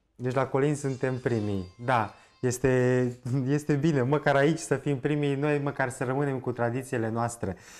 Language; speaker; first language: Romanian; native; Romanian